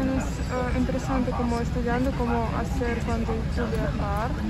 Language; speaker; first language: Spanish; non-native, learner; Russian